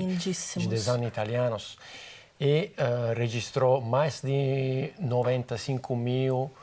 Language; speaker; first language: Portuguese; non-native, fluent; Italian